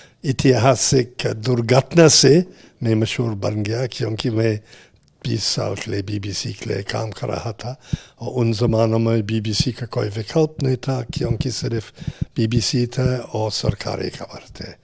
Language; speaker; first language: Hindi; non-native, fluent; English